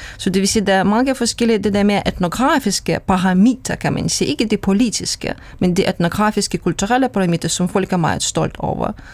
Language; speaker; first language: Danish; non-native, fluent; Russian